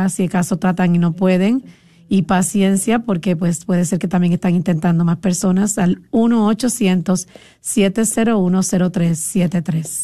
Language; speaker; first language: Spanish; native; Spanish